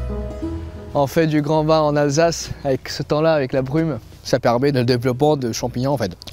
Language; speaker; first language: French; non-native, fluent; Persian